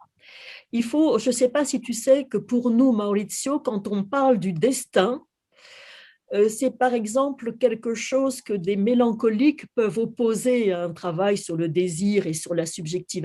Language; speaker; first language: French; native; French